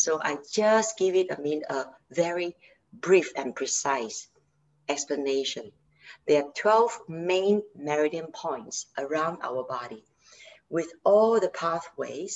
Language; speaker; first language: English; non-native, local second language; Chinese